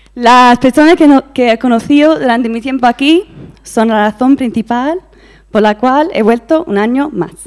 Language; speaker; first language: Spanish; non-native, fluent; English